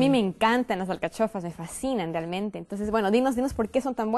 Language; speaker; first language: Spanish; native; Spanish